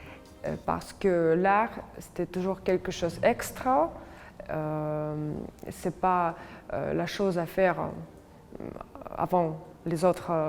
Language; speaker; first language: French; non-native, fluent; Russian